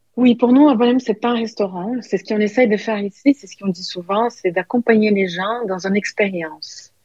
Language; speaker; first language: French; non-native, fluent; Portuguese